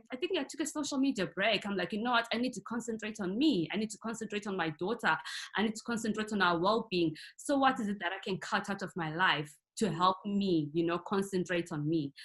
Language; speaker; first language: English; non-native, local second language; North Ndebele